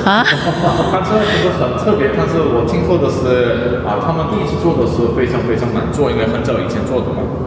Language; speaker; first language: Chinese; non-native, fluent; Korean